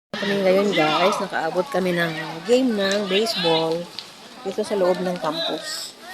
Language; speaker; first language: Filipino; native; Filipino